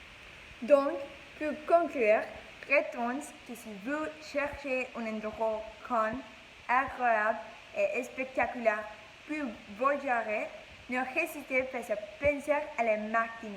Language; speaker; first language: French; non-native, learner; English